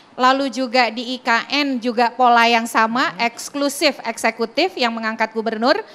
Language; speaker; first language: Indonesian; native; Indonesian